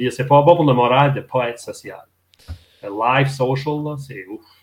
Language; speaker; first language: French; native; French